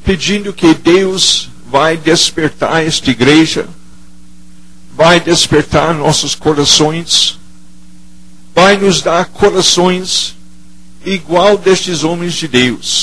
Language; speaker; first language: Portuguese; non-native, fluent; English